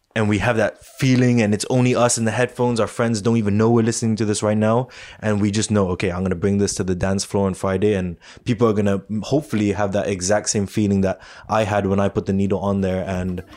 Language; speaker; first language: English; native; English